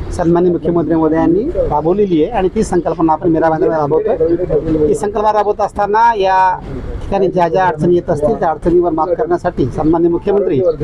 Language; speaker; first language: Marathi; native; Marathi